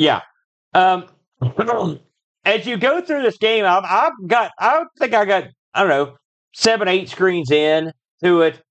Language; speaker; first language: English; native; English